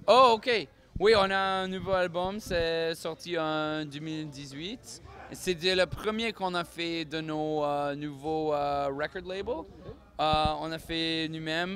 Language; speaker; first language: French; non-native, learner; English